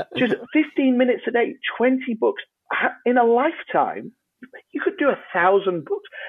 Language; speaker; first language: English; native; English